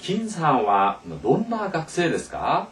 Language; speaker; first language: Japanese; non-native, fluent; Korean